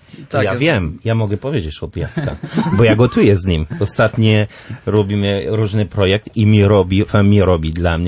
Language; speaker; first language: Polish; non-native, learner; French